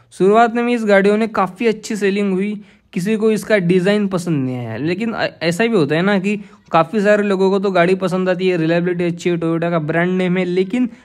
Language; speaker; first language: Hindi; non-native, local second language; Marathi